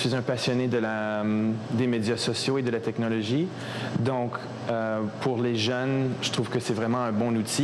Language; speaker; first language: French; native; French